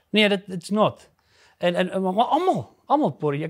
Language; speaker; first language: English; non-native, local second language; Afrikaans